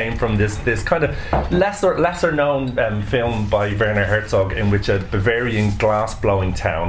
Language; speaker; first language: English; native; English